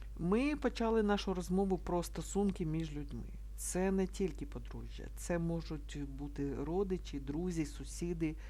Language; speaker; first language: Ukrainian; non-native, local second language; Russian